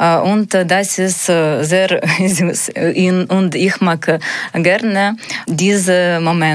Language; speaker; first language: German; non-native, learner; Ukrainian